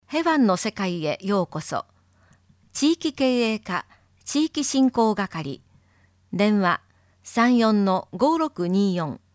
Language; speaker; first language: Japanese; non-native, fluent; English